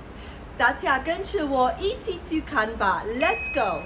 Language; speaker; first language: Chinese; non-native, fluent; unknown